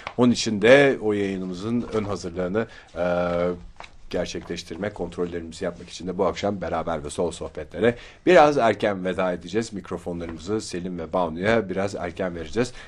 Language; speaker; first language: Turkish; native; Turkish